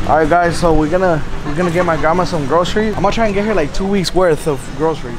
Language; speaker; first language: English; early bilingual, other home language; Spanish